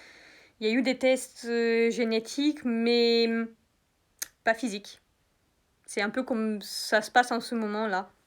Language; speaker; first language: French; native; French